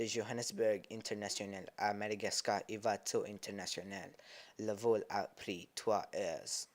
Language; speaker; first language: French; non-native, learner; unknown